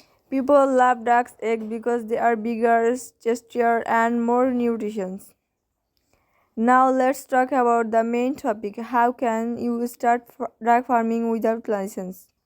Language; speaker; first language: English; non-native, local second language; Bangla